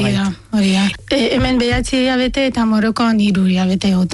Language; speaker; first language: Basque; non-native, fluent; Arabic